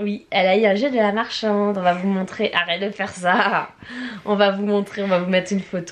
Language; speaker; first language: French; native; French